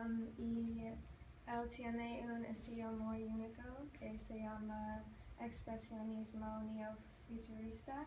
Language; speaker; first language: Spanish; non-native, learner; English